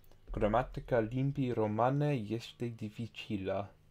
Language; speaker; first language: Romanian; non-native, learner; English